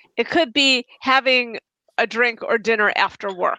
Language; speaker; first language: English; native; English